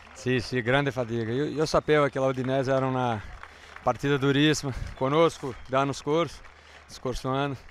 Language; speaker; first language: Italian; non-native, learner; Portuguese